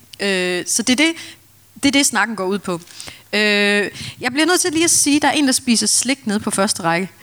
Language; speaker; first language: Danish; native; Danish